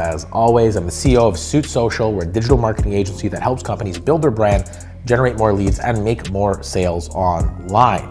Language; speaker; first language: English; native; English